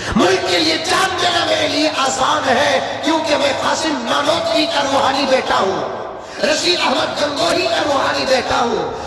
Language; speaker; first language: Urdu; native; Urdu